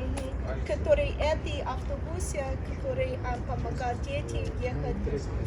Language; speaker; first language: Russian; non-native, learner; English